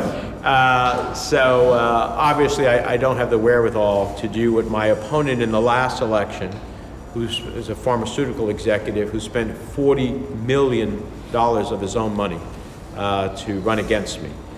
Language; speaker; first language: English; early bilingual, other home language; Spanish